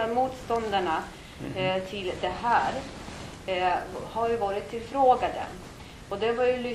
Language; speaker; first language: Swedish; non-native, fluent; Russian